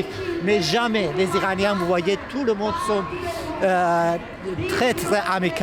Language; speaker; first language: French; non-native, fluent; Persian